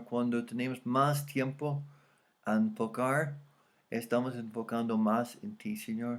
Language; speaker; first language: Spanish; non-native, fluent; English